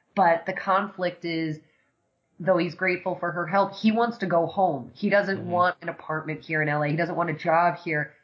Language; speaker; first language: English; native; English